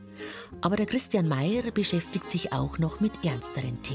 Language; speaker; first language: German; native; German